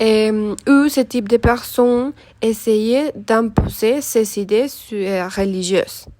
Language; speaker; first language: French; non-native, learner; Spanish